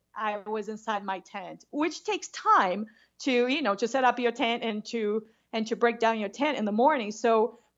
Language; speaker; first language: English; non-native, fluent; Portuguese